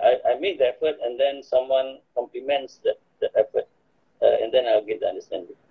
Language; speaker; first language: English; non-native, local second language; Malay